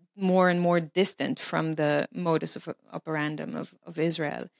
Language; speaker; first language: English; non-native, fluent; Hebrew